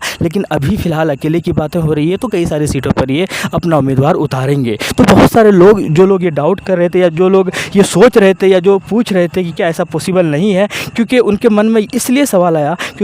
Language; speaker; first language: Hindi; native; Hindi